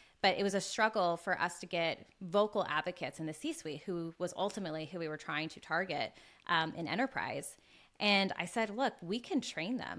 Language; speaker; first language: English; native; English